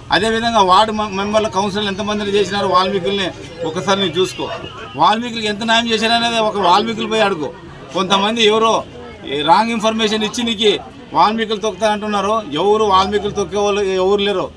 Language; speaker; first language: Telugu; native; Telugu